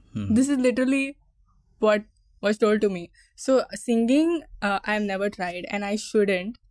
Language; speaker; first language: English; non-native, local second language; Konkani